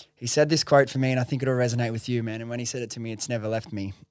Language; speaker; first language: English; native; English